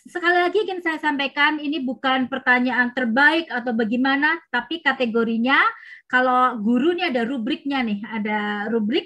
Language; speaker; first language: Indonesian; native; Indonesian